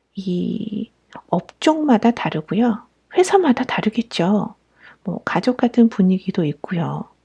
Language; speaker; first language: Korean; native; Korean